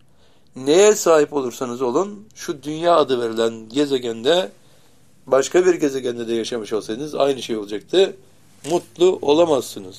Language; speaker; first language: Turkish; native; Turkish